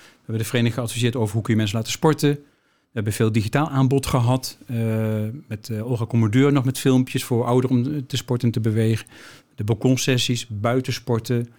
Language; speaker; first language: Dutch; native; Dutch